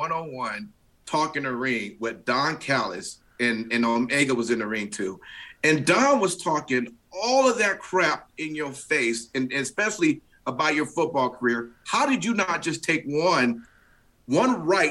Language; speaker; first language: English; native; English